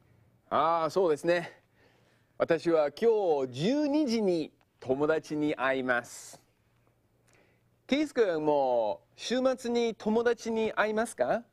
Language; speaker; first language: Japanese; non-native, fluent; English